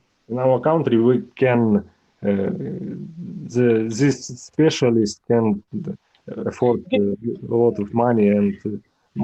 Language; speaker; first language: English; non-native, learner; Ukrainian